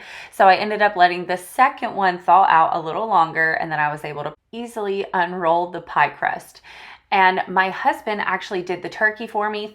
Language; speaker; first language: English; native; English